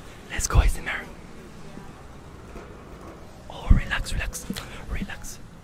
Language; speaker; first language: English; non-native, learner; French